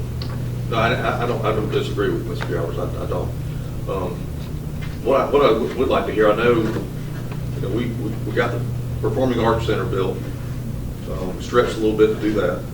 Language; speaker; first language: English; native; English